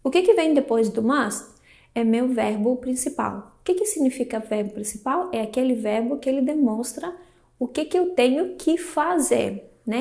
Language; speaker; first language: Portuguese; non-native, fluent; Greek